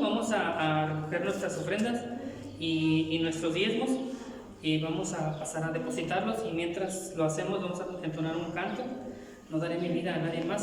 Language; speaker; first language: Spanish; native; Spanish